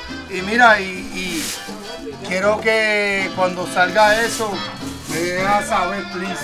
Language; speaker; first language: Spanish; native; Spanish